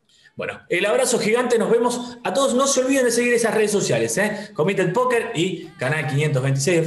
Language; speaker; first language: Spanish; native; Spanish